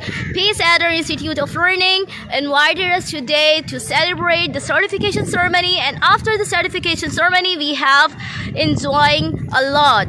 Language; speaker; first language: English; non-native, learner; Urdu